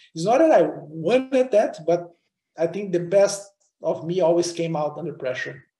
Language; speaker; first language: English; non-native, fluent; Portuguese